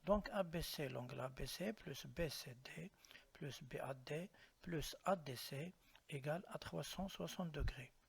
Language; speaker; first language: French; non-native, local second language; Arabic